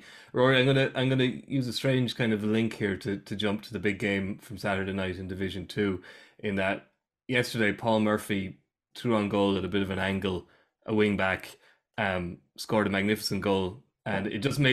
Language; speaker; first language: English; native; English